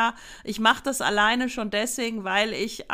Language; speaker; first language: German; native; German